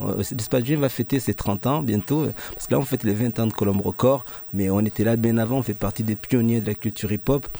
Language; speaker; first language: French; early bilingual, other home language; Ngazidja Comorian